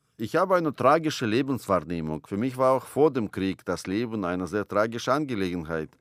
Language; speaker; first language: German; non-native, fluent; Russian